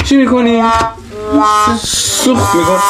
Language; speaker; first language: Persian; native; Persian